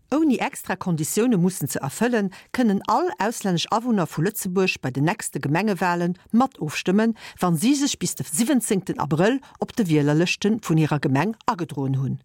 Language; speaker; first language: Luxembourgish; early bilingual, other home language; Italian